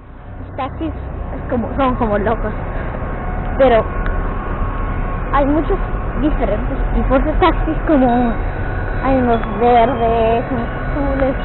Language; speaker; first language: Spanish; early bilingual, heritage; English